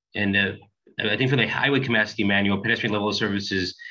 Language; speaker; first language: English; native; English